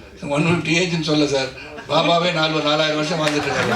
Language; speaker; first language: Tamil; native; Tamil